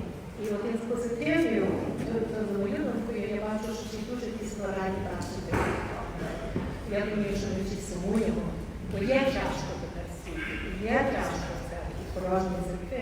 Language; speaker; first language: Ukrainian; early bilingual, heritage; Ukrainian